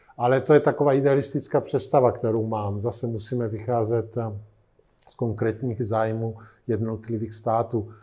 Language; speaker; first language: Czech; non-native, fluent; Italian